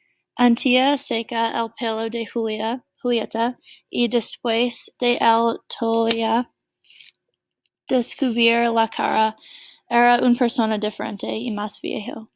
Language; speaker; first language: Spanish; non-native, learner; English